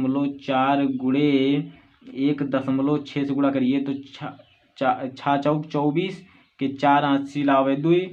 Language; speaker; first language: Hindi; native; Hindi